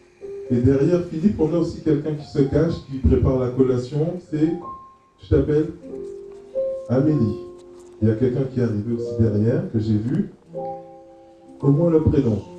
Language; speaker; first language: French; native; French